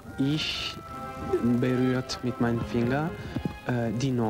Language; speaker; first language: German; non-native, learner; Italian